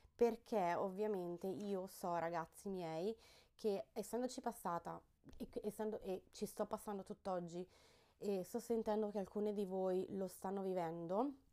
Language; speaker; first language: Italian; early bilingual, heritage; Italian